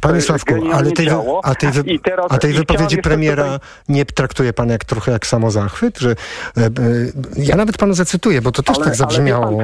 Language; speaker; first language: Polish; native; Polish